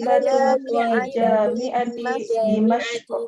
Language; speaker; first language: Arabic; non-native, learner; Indonesian